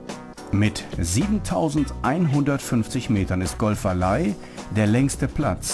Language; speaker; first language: German; native; German